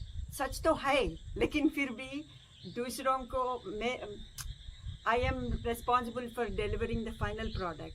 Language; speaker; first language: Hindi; non-native, local second language; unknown